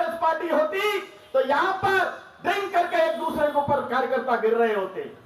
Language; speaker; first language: Hindi; native; Hindi